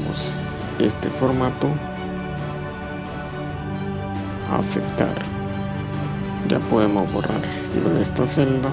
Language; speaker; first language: Spanish; native; Spanish